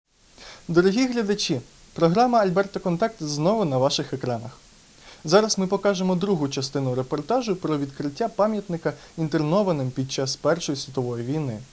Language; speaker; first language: Ukrainian; native; Ukrainian